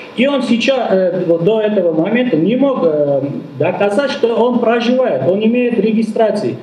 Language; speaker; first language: Russian; non-native, local second language; Armenian